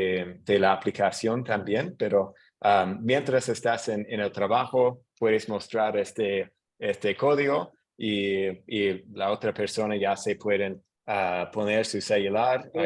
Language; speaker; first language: Spanish; non-native, fluent; English